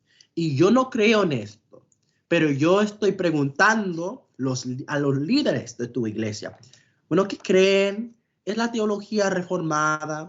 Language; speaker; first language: Spanish; non-native, fluent; English